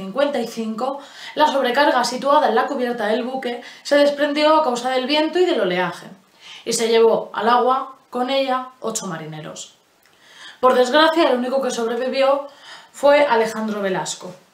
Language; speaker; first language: Spanish; native; Spanish